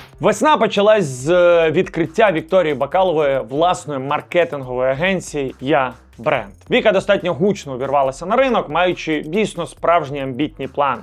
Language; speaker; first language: Ukrainian; native; Ukrainian